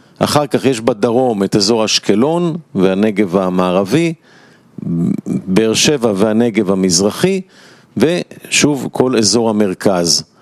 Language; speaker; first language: Hebrew; native; Hebrew